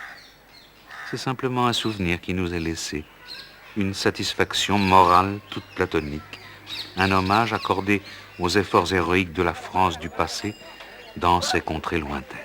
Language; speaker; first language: French; native; French